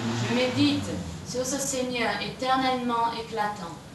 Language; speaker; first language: French; native; French